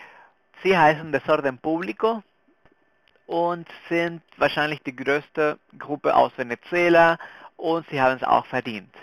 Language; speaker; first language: German; non-native, fluent; Spanish